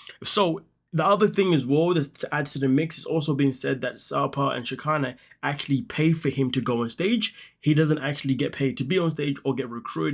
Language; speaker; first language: English; native; English